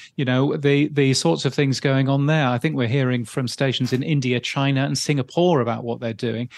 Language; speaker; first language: English; native; English